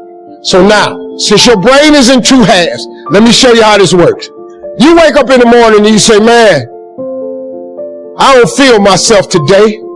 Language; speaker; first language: English; native; English